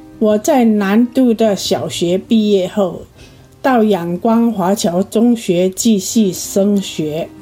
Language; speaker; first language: Chinese; early bilingual, heritage; Chinese